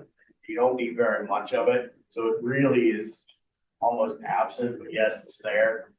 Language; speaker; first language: English; native; English